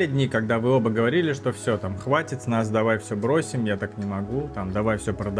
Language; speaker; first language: Russian; native; Russian